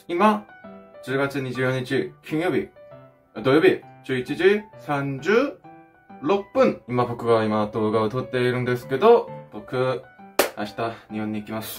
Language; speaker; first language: Japanese; non-native, fluent; Korean